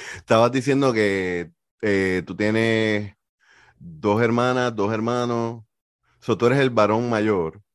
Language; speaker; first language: Spanish; native; Spanish